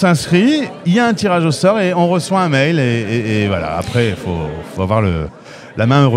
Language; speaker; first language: French; native; French